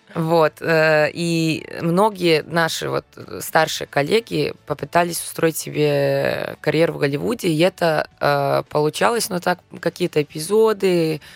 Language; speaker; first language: Russian; non-native, fluent; Serbian